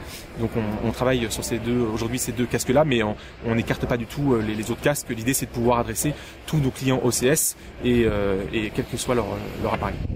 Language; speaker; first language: French; native; French